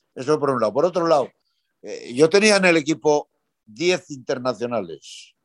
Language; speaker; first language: Spanish; native; Spanish